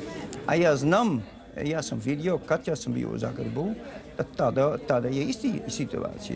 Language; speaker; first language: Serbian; non-native, learner; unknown